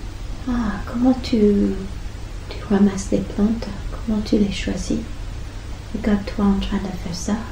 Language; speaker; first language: French; non-native, fluent; English